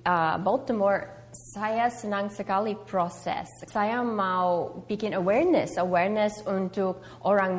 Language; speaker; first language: Indonesian; early bilingual, heritage; English